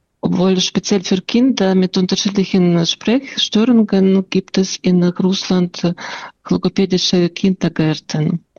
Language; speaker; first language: German; non-native, fluent; Russian